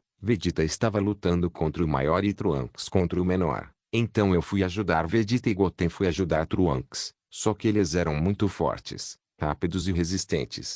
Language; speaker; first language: Portuguese; native; Portuguese